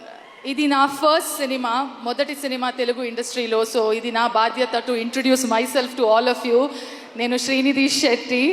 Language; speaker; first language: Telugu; non-native, learner; Kannada